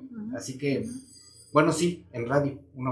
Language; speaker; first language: Spanish; native; Spanish